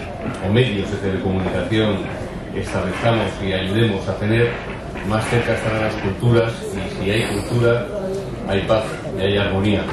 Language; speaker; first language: Spanish; non-native, fluent; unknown